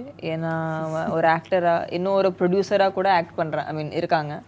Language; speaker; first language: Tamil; non-native, fluent; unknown